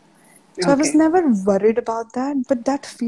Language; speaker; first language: English; non-native, local second language; Punjabi